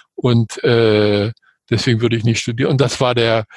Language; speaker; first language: German; native; German